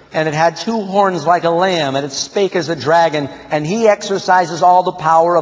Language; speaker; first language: English; native; English